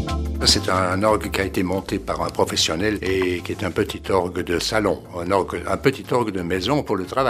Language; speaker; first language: French; native; French